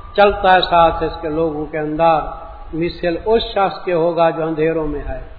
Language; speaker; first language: Urdu; non-native, local second language; Punjabi